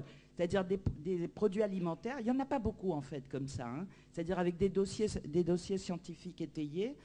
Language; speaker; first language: French; native; French